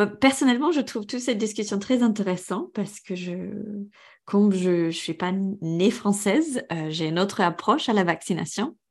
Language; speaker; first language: French; non-native, fluent; English